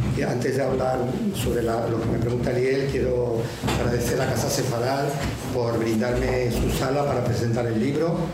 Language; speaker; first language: Spanish; native; Spanish